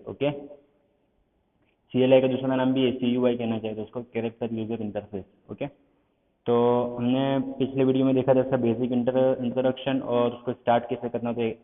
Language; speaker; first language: Hindi; non-native, local second language; Gujarati